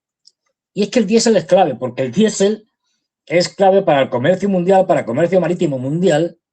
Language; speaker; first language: Spanish; native; Spanish